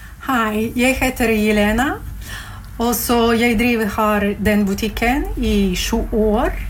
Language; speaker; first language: Norwegian; non-native, learner; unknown